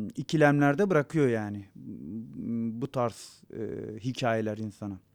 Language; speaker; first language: Turkish; non-native, local second language; Zaza